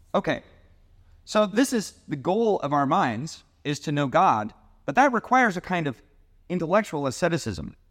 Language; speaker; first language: English; native; English